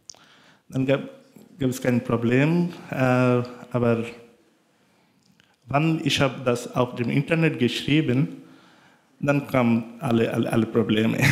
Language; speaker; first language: German; non-native, learner; Bangla